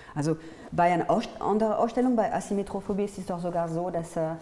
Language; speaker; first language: German; non-native, fluent; French